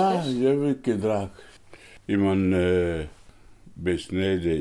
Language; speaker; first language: Dutch; non-native, learner; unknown